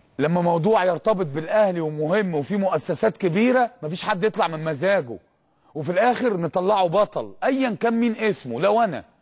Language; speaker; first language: Arabic; native; Arabic